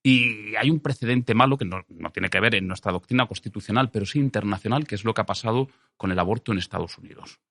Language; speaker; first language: Spanish; native; Spanish